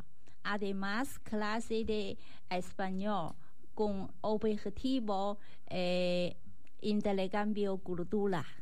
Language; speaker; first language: Spanish; non-native, learner; Chinese